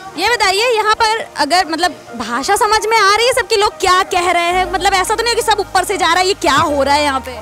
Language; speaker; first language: Hindi; native; Hindi